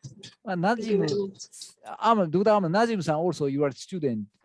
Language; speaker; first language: English; non-native, learner; Japanese